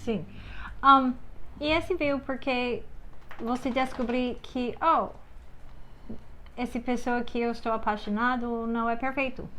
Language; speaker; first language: Portuguese; non-native, fluent; English